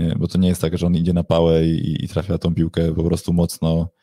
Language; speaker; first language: Polish; native; Polish